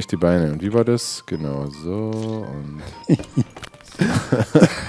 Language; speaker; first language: German; native; German